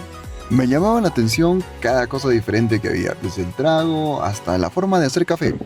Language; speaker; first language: Spanish; native; Spanish